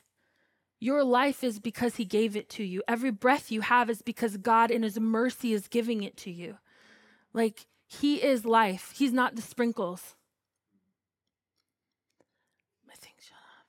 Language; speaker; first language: English; native; English